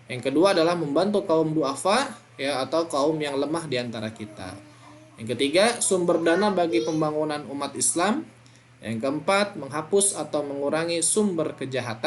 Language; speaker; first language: Indonesian; native; Indonesian